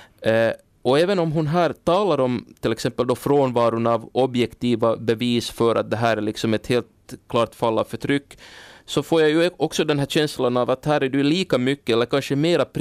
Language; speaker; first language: Swedish; native; Swedish